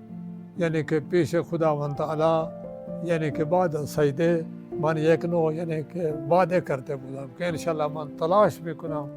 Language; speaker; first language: Persian; non-native, fluent; Urdu